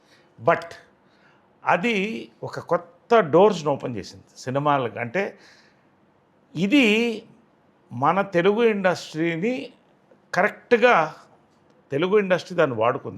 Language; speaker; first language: Telugu; native; Telugu